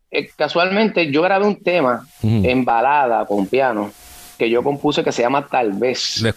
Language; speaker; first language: Spanish; native; Spanish